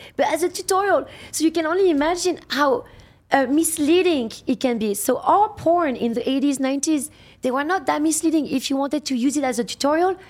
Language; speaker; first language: English; non-native, fluent; French